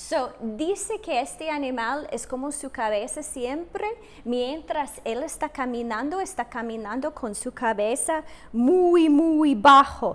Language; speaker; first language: Spanish; non-native, fluent; English